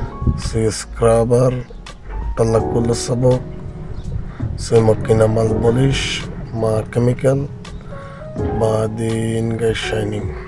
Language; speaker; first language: Arabic; non-native, learner; Bangla